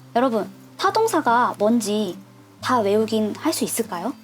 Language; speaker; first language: Korean; native; Korean